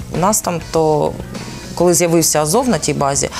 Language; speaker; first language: Ukrainian; native; Ukrainian